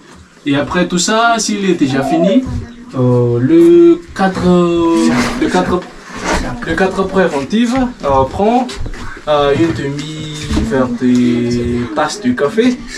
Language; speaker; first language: French; non-native, learner; Malagasy